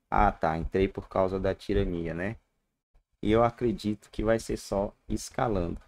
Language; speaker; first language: Portuguese; native; Portuguese